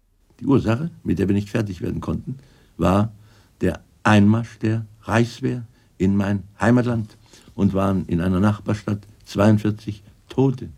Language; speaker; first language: German; native; German